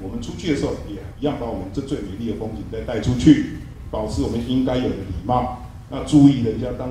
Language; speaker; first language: Chinese; native; Chinese